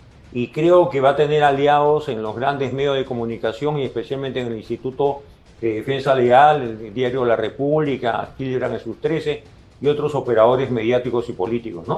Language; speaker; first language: Spanish; native; Spanish